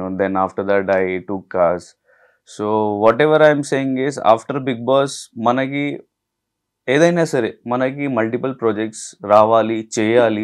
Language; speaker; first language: Telugu; non-native, learner; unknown